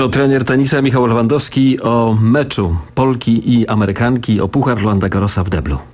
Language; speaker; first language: Polish; native; Polish